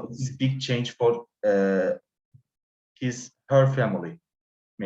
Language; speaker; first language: English; non-native, learner; Turkish